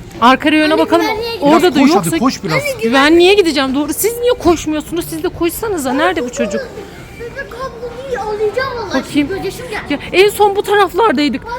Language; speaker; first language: Turkish; native; Turkish